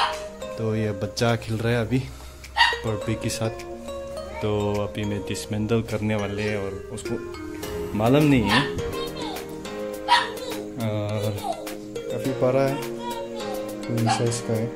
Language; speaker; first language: Hindi; non-native, local second language; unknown